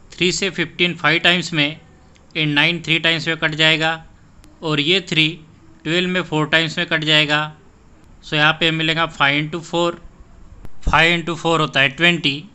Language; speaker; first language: Hindi; non-native, local second language; Marathi